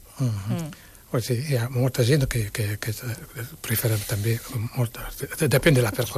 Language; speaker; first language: Catalan; non-native, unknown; Wolof